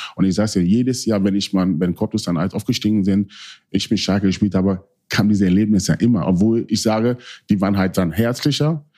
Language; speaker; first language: German; early bilingual, other home language; Akan